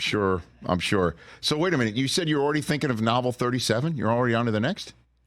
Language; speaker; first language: English; native; English